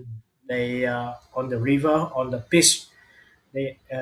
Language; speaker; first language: English; non-native, learner; Vietnamese